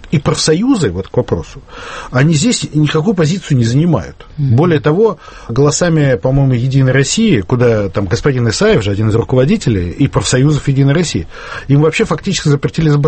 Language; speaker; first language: Russian; native; Russian